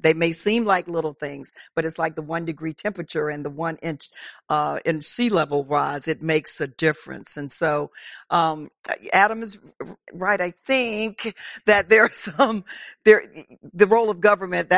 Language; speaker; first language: English; native; English